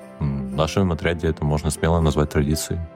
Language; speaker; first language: Russian; native; Russian